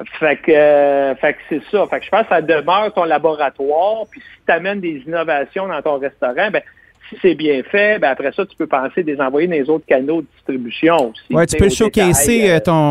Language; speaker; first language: French; native; French